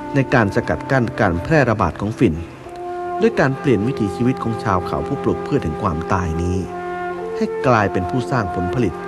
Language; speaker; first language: Thai; native; Thai